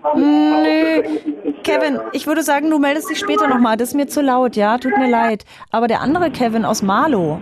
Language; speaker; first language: German; native; German